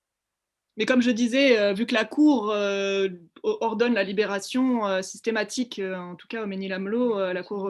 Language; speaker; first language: French; native; French